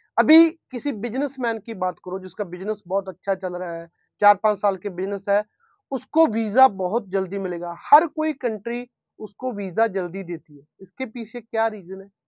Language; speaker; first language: Hindi; non-native, local second language; Punjabi